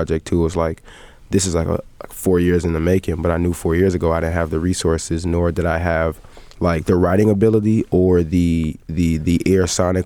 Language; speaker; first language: English; native; English